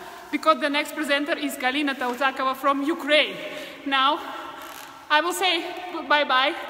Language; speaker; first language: English; non-native, learner; Russian